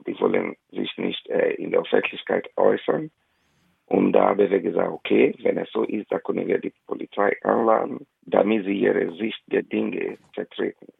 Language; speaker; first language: German; non-native, fluent; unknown